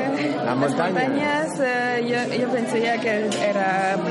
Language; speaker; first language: Spanish; non-native, learner; French